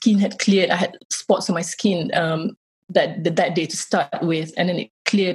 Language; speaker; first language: English; non-native, local second language; Malay